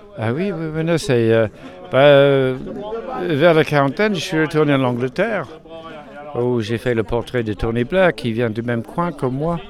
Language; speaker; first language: French; non-native, fluent; English